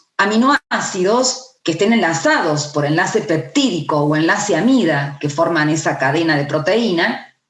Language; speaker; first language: Spanish; native; Spanish